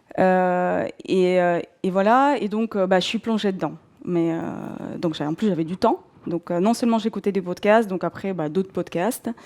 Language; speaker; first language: French; non-native, fluent; Russian